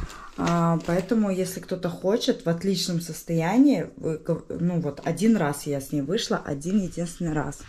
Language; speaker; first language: Russian; native; Russian